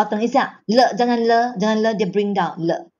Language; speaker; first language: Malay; non-native, local second language; Chinese